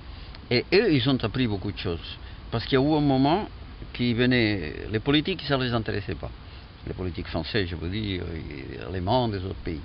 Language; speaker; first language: French; non-native, fluent; Catalan